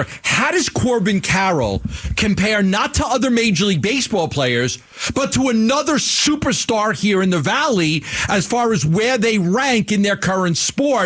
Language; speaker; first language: English; native; English